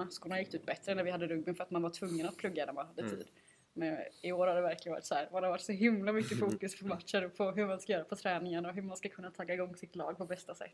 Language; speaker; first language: Swedish; native; Swedish